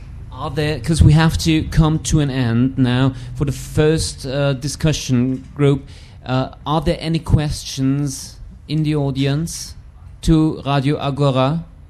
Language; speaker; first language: English; non-native, fluent; German